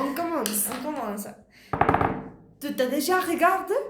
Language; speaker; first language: French; non-native, learner; Spanish